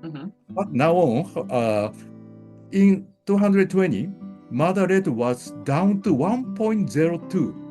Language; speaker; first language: English; non-native, learner; Japanese